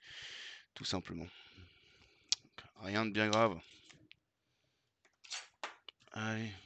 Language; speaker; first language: French; native; French